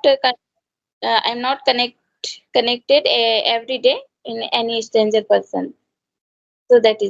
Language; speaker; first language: English; non-native, learner; Hindi